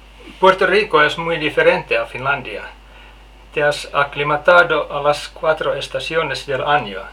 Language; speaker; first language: Spanish; non-native, learner; Finnish